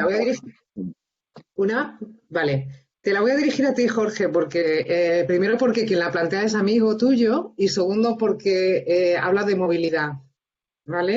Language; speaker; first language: Spanish; native; Spanish